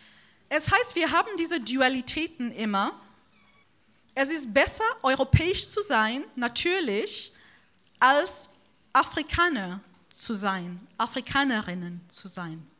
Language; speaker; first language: German; non-native, fluent; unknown